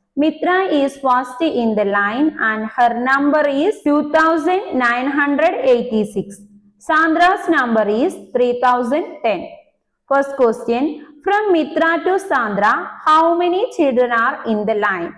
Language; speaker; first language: English; non-native, local second language; Malayalam